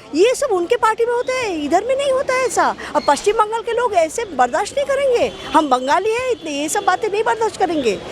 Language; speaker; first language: Hindi; non-native, local second language; Bangla